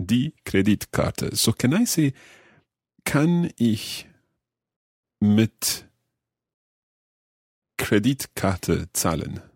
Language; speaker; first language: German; non-native, learner; English